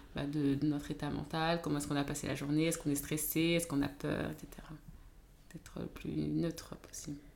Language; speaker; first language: French; native; French